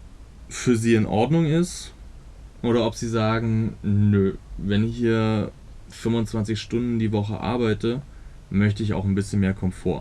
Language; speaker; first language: German; native; German